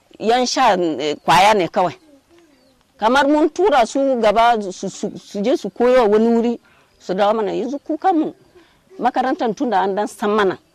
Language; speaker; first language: Hausa; non-native, local second language; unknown